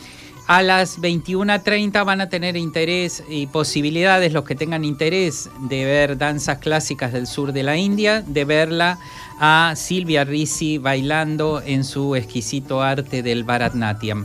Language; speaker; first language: Spanish; native; Spanish